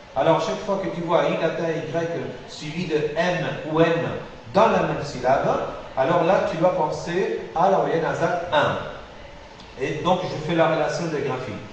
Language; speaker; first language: French; non-native, fluent; Spanish